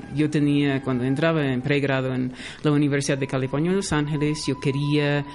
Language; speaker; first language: Spanish; non-native, fluent; English